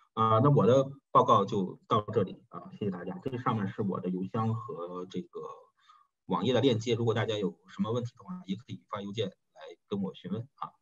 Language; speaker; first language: Chinese; native; Chinese